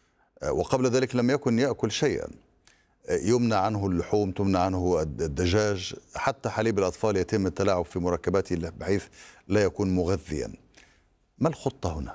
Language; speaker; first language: Arabic; native; Arabic